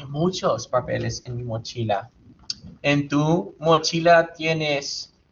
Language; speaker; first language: Spanish; non-native, fluent; English